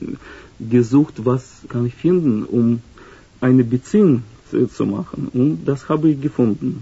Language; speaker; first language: German; non-native, learner; Russian